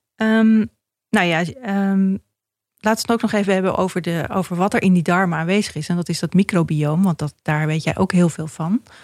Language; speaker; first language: Dutch; native; Dutch